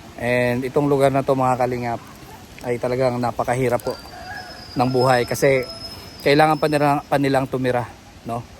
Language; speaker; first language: Filipino; native; Filipino